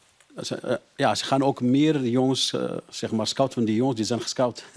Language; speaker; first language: Dutch; non-native, learner; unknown